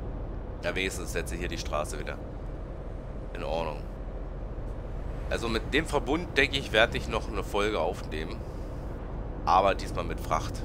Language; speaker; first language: German; native; German